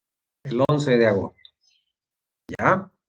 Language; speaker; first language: Spanish; native; Spanish